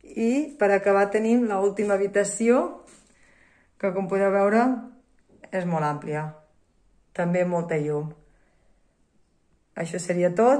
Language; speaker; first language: Catalan; native; Catalan